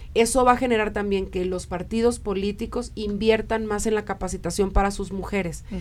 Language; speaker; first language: Spanish; native; Spanish